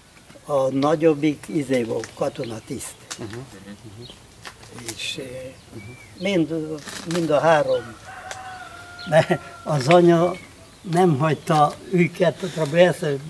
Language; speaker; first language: Hungarian; non-native, local second language; Romanian